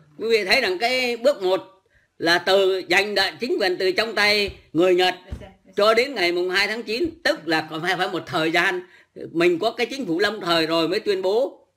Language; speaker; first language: Vietnamese; native; Vietnamese